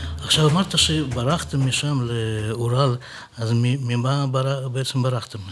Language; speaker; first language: Hebrew; non-native, fluent; Russian